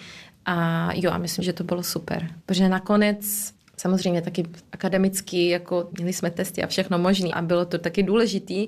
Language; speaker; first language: Czech; early bilingual, heritage; Czech